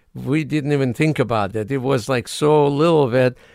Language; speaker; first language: English; non-native, fluent; Ukrainian